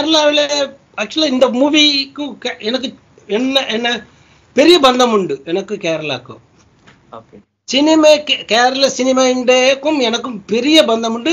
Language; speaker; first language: Tamil; early bilingual, heritage; Tamil